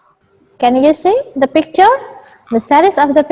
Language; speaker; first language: English; non-native, fluent; Indonesian